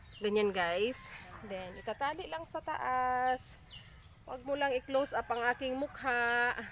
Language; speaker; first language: Filipino; non-native, local second language; Bikol